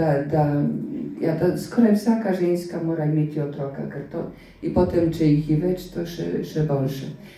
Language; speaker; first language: Slovenian; non-native, fluent; Polish